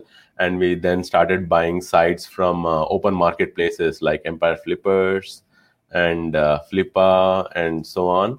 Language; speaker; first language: English; non-native, local second language; Telugu